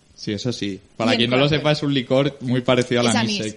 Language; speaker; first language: Spanish; native; Spanish